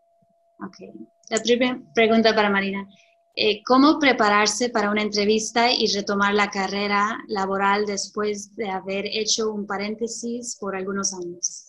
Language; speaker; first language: Spanish; early bilingual, heritage; Spanish